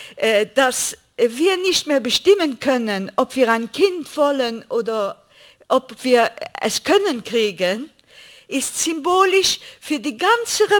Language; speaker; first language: German; non-native, fluent; Greek